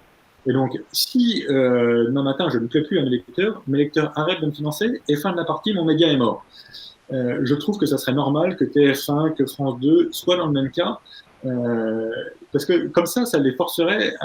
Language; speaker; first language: French; native; French